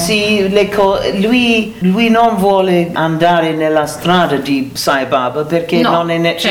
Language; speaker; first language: Italian; non-native, learner; English